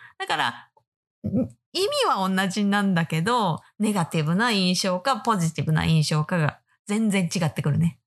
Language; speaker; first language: Japanese; native; Japanese